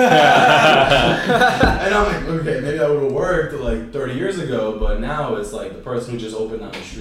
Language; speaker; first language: English; native; English